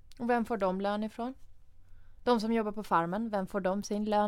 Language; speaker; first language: Swedish; early bilingual, other home language; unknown